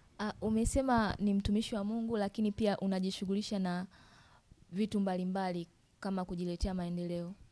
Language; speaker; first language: Swahili; native; Swahili